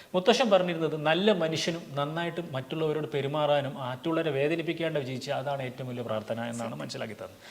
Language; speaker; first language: Malayalam; non-native, local second language; Tulu